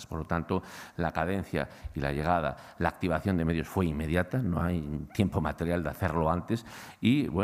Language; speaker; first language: Spanish; native; Spanish